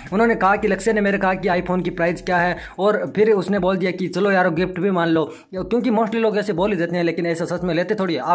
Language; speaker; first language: Hindi; native; Hindi